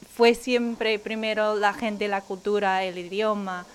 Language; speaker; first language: Spanish; non-native, fluent; English